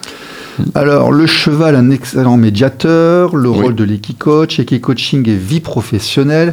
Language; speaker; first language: French; native; French